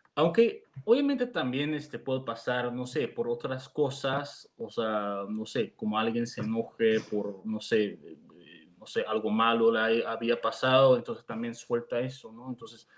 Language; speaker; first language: Spanish; non-native, fluent; Dutch